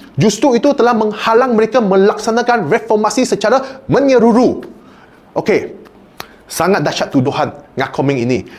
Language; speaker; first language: Malay; non-native, local second language; Chinese